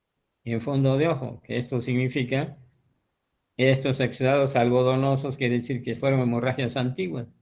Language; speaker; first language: Spanish; native; Spanish